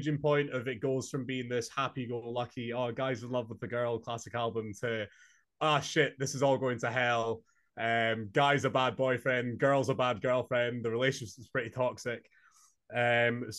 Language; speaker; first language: English; native; English